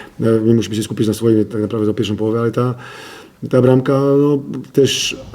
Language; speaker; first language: Polish; non-native, fluent; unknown